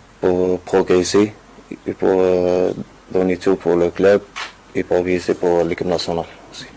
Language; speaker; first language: French; non-native, learner; Arabic